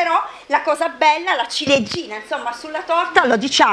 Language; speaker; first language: Italian; native; Italian